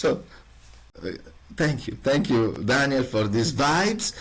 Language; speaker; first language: English; non-native, learner; Italian